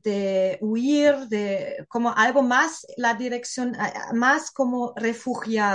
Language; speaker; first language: Spanish; non-native, fluent; German